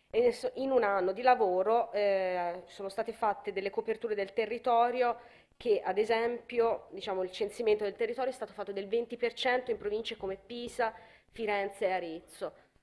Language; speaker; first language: Italian; native; Italian